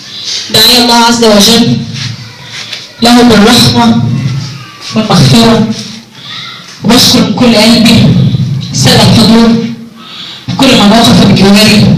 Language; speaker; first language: Arabic; native; Arabic